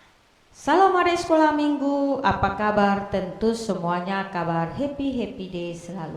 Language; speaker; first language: Indonesian; native; Indonesian